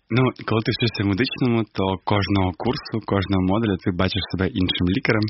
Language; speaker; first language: Ukrainian; non-native, local second language; Crimean Tatar